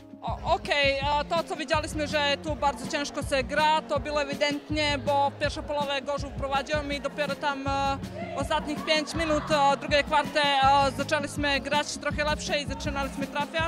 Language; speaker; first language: Polish; non-native, fluent; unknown